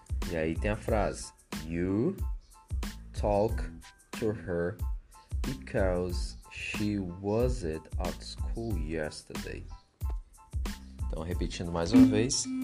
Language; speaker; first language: English; non-native, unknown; Portuguese